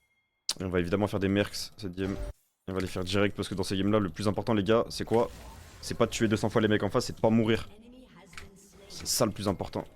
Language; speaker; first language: French; native; French